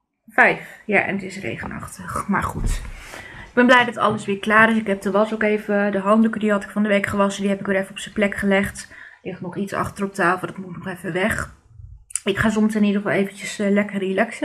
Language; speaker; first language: Dutch; native; Dutch